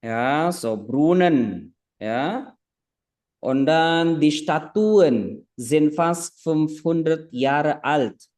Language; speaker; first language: German; non-native, fluent; Indonesian